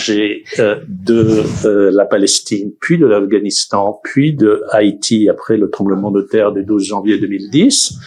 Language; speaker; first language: French; native; French